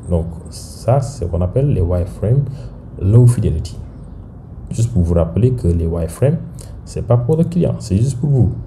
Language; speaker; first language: French; non-native, local second language; Wolof